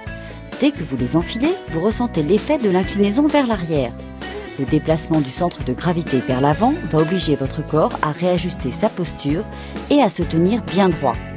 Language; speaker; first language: French; native; French